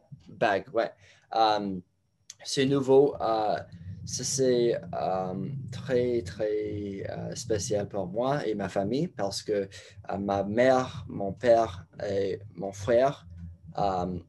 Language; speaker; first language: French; non-native, learner; English